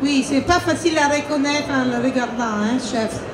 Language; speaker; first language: French; non-native, fluent; Italian